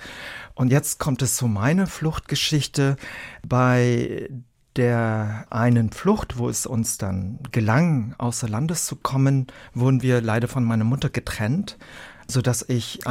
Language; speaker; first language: German; early bilingual, other home language; Vietnamese